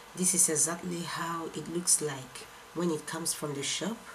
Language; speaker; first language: English; non-native, local second language; Igbo